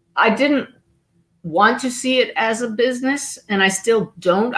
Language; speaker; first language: English; native; English